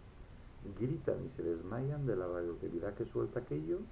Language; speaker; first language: Spanish; native; Spanish